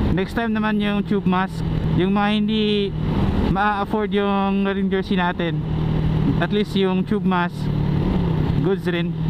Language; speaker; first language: Filipino; non-native, local second language; Cebuano